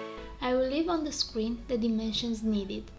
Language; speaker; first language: English; non-native, fluent; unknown